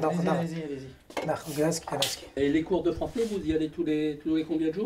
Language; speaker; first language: French; native; French